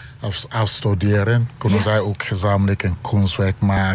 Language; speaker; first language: Dutch; non-native, learner; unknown